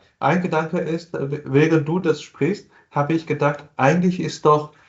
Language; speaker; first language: German; non-native, fluent; Chinese